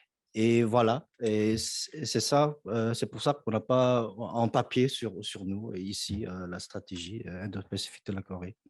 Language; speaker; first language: French; non-native, fluent; Korean